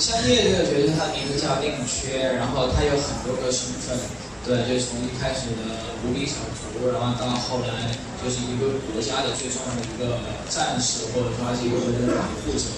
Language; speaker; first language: Chinese; native; Chinese